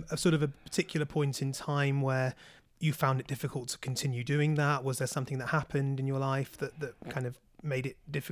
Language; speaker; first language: English; native; English